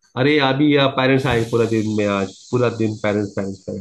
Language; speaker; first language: Hindi; non-native, local second language; Marathi